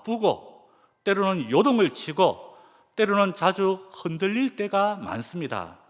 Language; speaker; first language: Korean; native; Korean